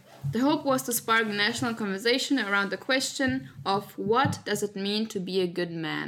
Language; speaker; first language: English; non-native, fluent; Slovak